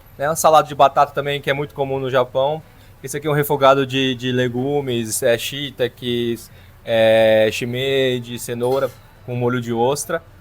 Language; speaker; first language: Portuguese; native; Portuguese